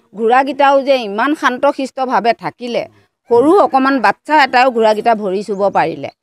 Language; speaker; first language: Assamese; native; Assamese